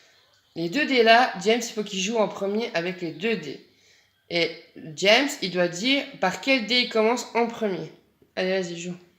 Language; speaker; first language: French; native; French